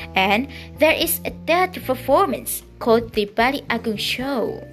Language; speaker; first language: English; non-native, learner; Indonesian